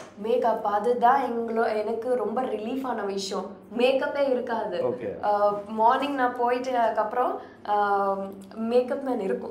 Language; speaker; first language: Tamil; non-native, learner; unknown